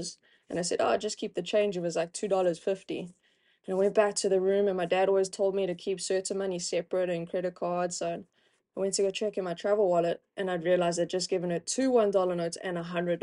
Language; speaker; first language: English; native; English